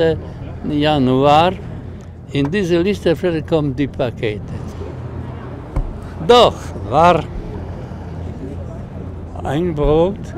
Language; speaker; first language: German; non-native, learner; Polish